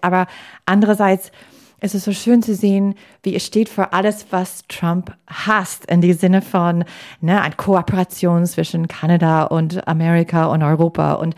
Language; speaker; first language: German; non-native, fluent; English